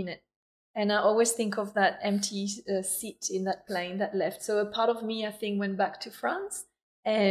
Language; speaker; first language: English; non-native, fluent; French